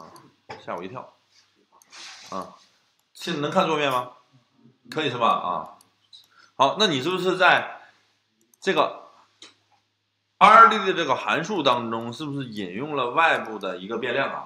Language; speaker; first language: Chinese; native; Chinese